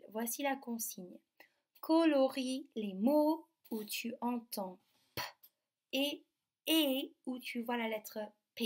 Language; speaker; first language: French; native; French